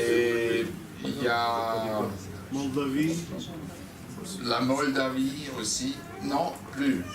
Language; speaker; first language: French; non-native, fluent; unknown